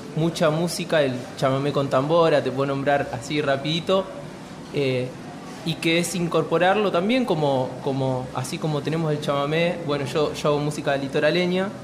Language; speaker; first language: Spanish; native; Spanish